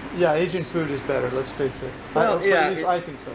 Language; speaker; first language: English; native; English